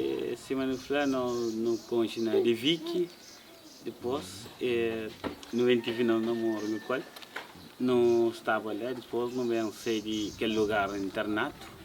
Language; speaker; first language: Portuguese; non-native, local second language; Kabuverdianu